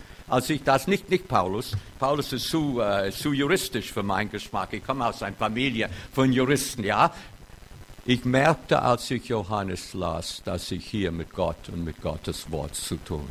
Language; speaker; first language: German; non-native, fluent; English